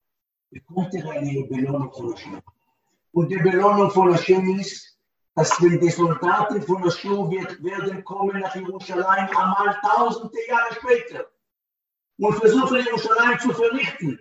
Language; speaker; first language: German; non-native, learner; Hebrew